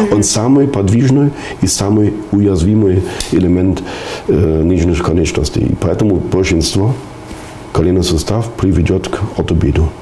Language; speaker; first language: Russian; non-native, fluent; German